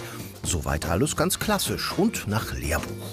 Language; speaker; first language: German; native; German